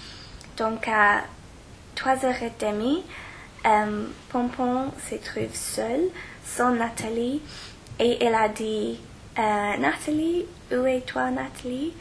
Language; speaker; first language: French; non-native, learner; English